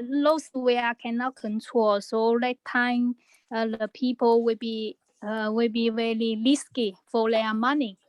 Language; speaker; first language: English; non-native, learner; Chinese